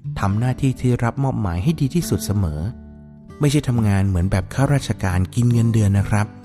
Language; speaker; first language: Thai; native; Thai